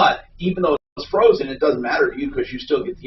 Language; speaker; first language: English; native; English